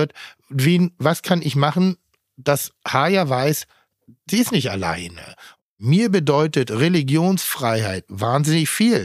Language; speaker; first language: German; native; German